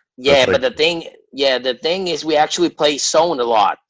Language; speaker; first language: English; non-native, fluent; Spanish